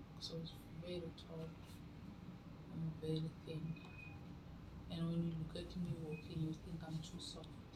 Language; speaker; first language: English; non-native, local second language; Tswana